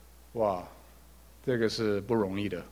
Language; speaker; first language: Chinese; early bilingual, heritage; English